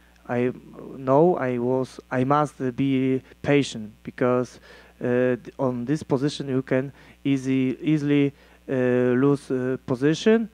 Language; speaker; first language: English; non-native, learner; Polish